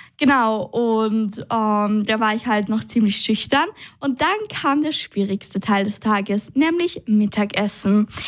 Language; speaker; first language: German; native; German